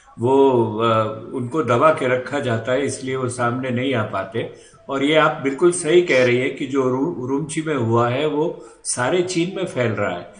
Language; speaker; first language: Hindi; native; Hindi